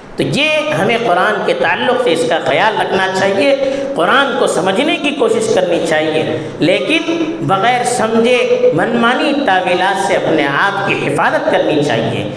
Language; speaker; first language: Urdu; non-native, local second language; Konkani